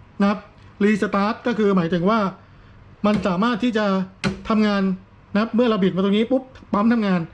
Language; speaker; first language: Thai; native; Thai